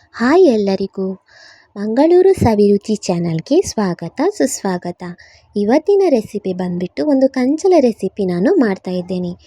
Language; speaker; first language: Kannada; non-native, local second language; Tulu